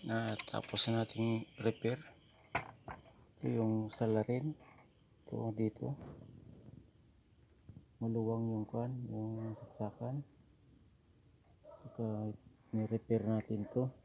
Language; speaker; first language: Filipino; non-native, local second language; Cebuano